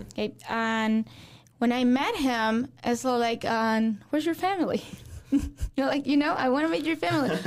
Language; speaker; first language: English; non-native, fluent; Spanish